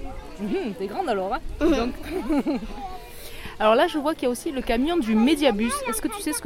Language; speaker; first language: French; native; French